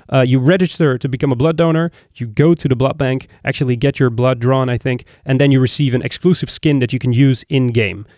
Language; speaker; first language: English; non-native, fluent; Dutch